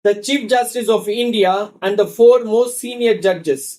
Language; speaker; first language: English; non-native, local second language; Tamil